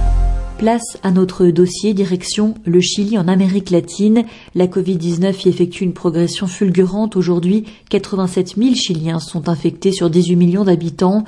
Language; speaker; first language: French; native; French